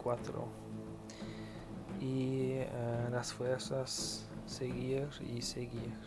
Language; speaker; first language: Spanish; non-native, learner; German